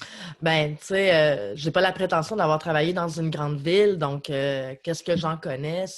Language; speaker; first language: French; native; French